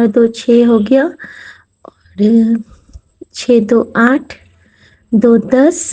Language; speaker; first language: Hindi; native; Hindi